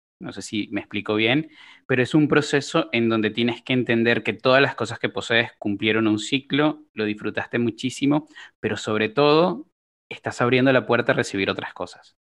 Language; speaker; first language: Spanish; native; Spanish